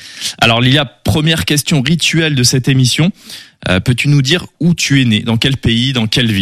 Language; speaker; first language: French; native; French